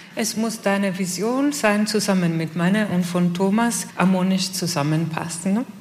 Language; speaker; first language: German; non-native, fluent; Italian